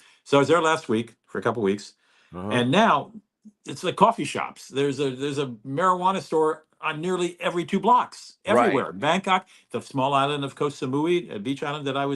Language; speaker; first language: English; native; English